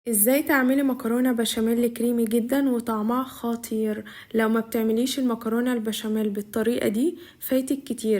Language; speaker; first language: Arabic; native; Arabic